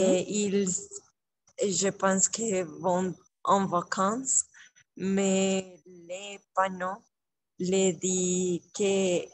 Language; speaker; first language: French; non-native, learner; Spanish